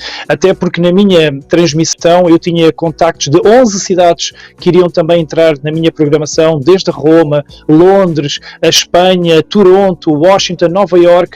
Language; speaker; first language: Portuguese; native; Portuguese